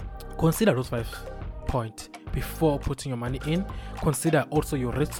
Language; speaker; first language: English; non-native, local second language; Swati